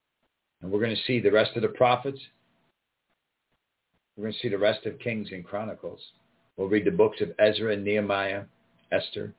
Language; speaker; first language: English; native; English